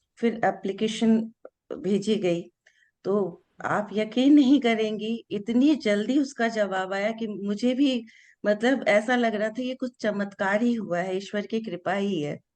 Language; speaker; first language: Hindi; non-native, local second language; Bangla